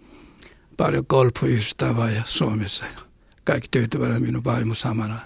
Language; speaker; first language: Finnish; non-native, learner; Korean